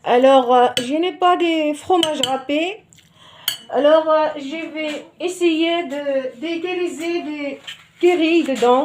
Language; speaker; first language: French; non-native, local second language; Arabic